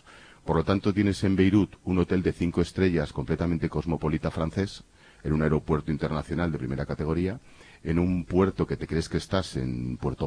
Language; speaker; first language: Spanish; native; Spanish